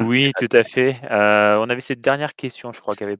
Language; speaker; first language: French; native; French